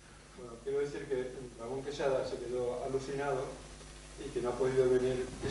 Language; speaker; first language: Spanish; native; Spanish